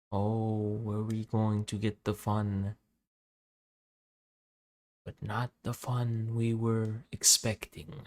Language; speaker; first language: English; native; English